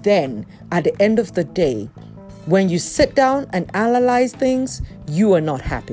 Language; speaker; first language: English; non-native, local second language; Yoruba